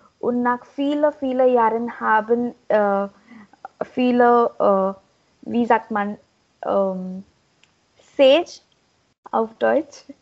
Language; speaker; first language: German; non-native, learner; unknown